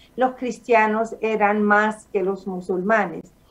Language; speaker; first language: Spanish; non-native, fluent; Arabic